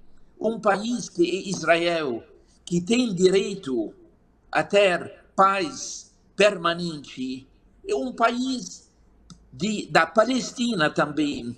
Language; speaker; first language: Portuguese; non-native, fluent; Arabic